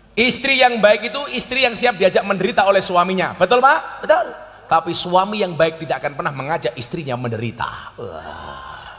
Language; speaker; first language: Indonesian; native; Indonesian